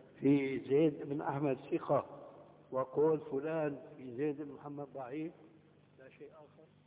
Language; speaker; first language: Arabic; early bilingual, other home language; Albanian